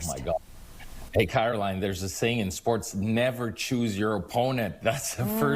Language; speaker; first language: English; non-native, local second language; French